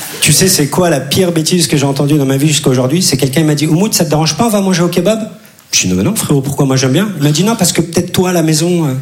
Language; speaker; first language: French; early bilingual, other home language; Turkish